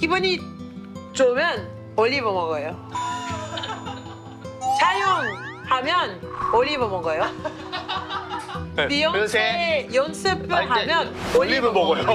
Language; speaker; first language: Korean; non-native, learner; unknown